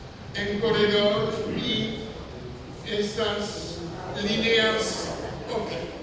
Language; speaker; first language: Spanish; non-native, fluent; French